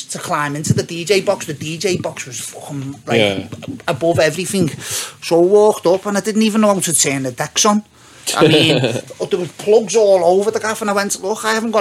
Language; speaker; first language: English; native; English